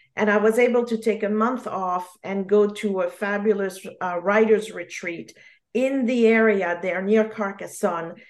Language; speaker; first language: English; non-native, fluent; French